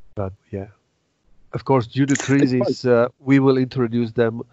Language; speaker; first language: English; non-native, fluent; Czech